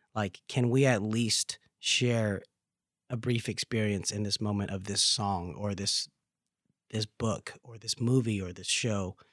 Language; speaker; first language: English; native; English